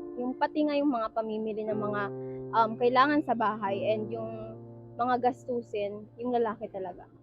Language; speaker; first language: Filipino; native; Filipino